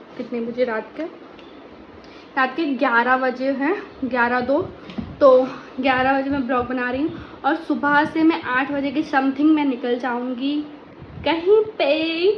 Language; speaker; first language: Hindi; native; Hindi